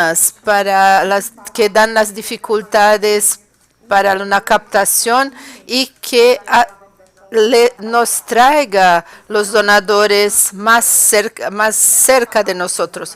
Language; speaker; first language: Spanish; non-native, fluent; Portuguese